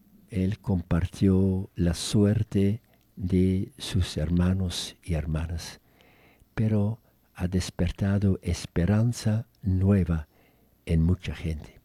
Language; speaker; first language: Spanish; non-native, fluent; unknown